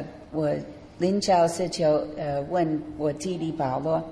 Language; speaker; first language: Chinese; native; Chinese